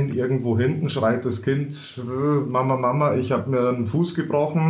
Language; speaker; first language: German; native; German